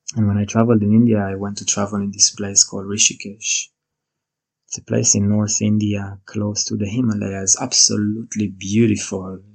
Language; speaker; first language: English; non-native, fluent; Hebrew